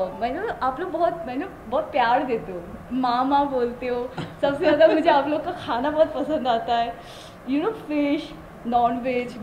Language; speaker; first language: Hindi; non-native, local second language; Bangla